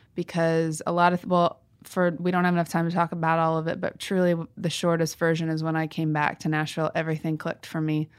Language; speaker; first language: English; native; English